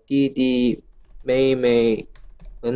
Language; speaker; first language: Chinese; non-native, learner; Korean